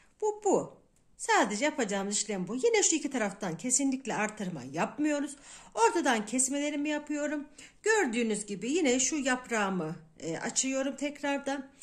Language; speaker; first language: Turkish; native; Turkish